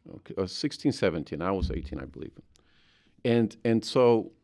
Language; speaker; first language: English; early bilingual, other home language; Spanish